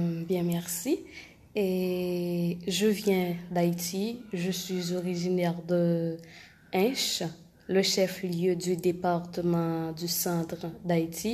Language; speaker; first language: French; non-native, local second language; Haitian Creole